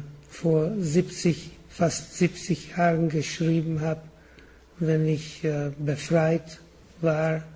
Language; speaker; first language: German; non-native, learner; Czech